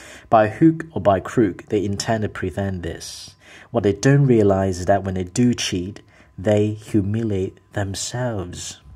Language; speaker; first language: English; non-native, local second language; Cantonese